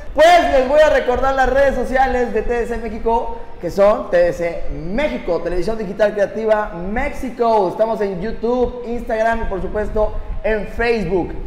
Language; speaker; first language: Spanish; native; Spanish